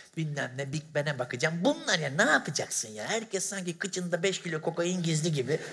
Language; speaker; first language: Turkish; native; Turkish